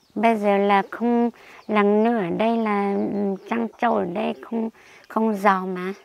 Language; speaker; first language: Vietnamese; native; Vietnamese